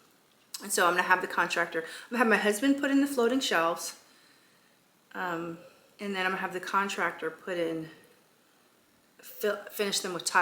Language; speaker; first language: English; native; English